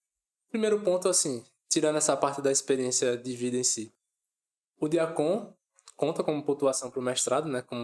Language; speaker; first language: Portuguese; native; Portuguese